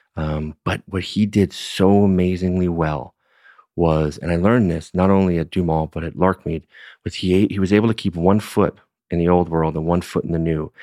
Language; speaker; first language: English; native; English